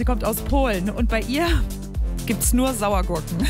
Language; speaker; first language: German; native; German